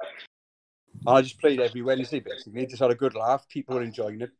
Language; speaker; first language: English; native; English